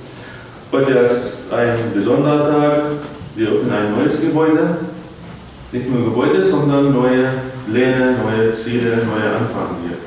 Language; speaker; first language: German; non-native, fluent; Arabic